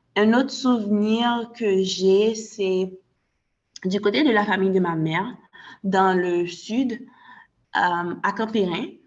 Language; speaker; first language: French; non-native, local second language; Haitian Creole